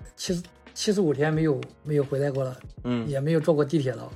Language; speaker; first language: Chinese; native; Chinese